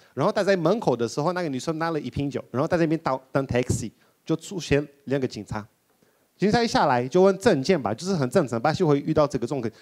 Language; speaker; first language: Chinese; non-native, fluent; Portuguese